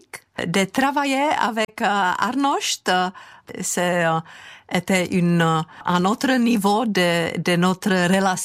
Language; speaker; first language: French; non-native, fluent; Czech